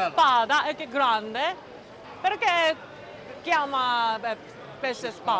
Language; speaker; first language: Italian; non-native, learner; Korean